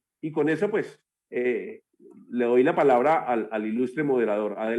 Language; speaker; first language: Spanish; native; Spanish